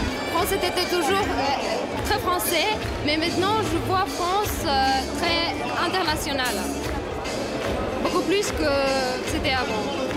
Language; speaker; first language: French; non-native, fluent; Polish